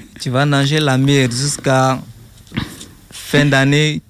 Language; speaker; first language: French; non-native, learner; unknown